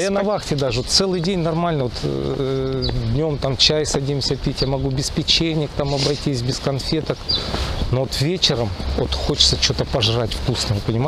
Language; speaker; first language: Russian; native; Russian